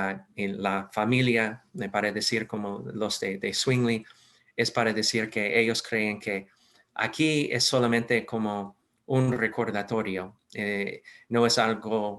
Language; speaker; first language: Spanish; non-native, fluent; English